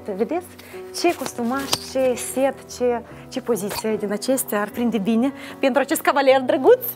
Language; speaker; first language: Romanian; native; Romanian